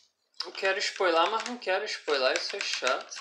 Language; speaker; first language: Portuguese; native; Portuguese